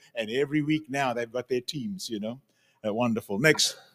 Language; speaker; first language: English; native; English